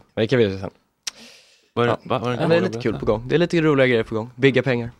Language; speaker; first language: Swedish; early bilingual, other home language; English